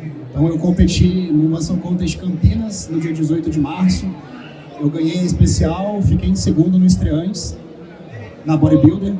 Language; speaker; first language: Portuguese; native; Portuguese